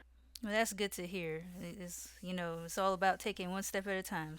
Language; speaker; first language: English; native; English